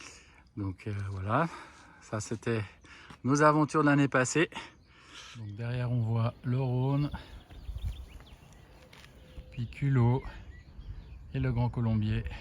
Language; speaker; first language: French; native; French